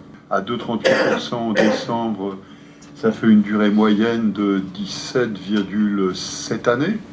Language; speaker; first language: French; native; French